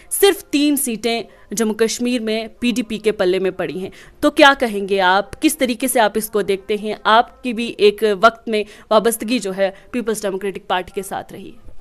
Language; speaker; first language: Hindi; non-native, local second language; Kashmiri